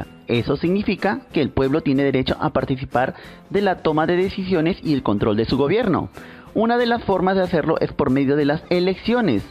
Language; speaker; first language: Spanish; native; Spanish